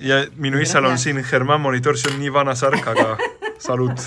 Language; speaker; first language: Estonian; non-native, learner; Spanish